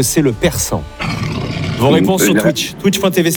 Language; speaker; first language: French; native; French